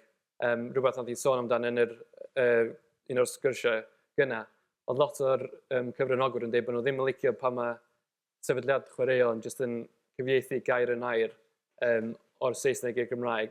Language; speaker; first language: Welsh; native; Welsh